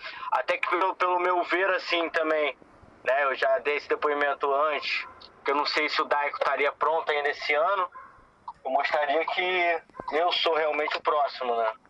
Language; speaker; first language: Portuguese; native; Portuguese